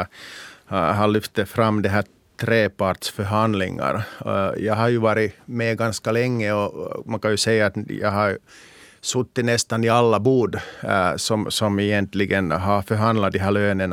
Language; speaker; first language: Swedish; non-native, local second language; Finnish